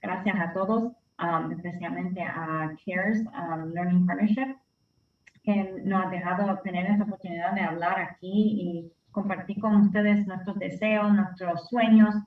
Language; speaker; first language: Spanish; early bilingual, heritage; Spanish